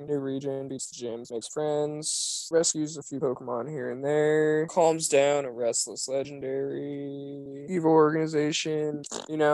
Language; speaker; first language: English; native; English